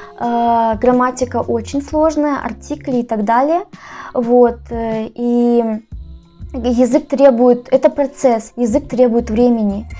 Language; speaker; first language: Russian; native; Russian